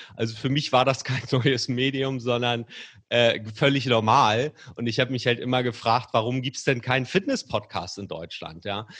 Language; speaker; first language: German; native; German